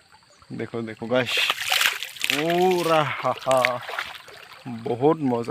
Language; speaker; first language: Hindi; non-native, local second language; Kok Borok